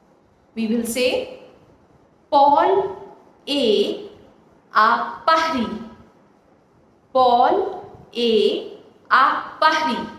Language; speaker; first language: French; non-native, fluent; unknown